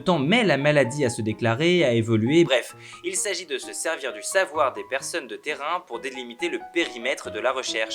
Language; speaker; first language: French; native; French